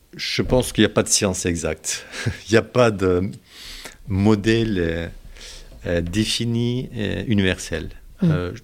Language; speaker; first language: French; non-native, fluent; Turkish